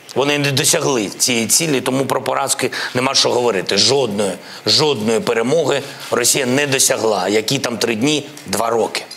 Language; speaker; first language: Ukrainian; non-native, local second language; Russian